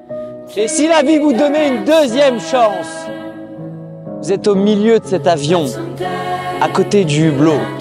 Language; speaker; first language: French; native; French